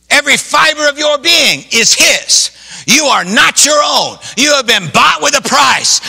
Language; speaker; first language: English; native; English